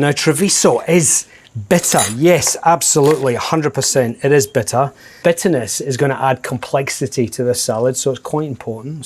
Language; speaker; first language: English; native; English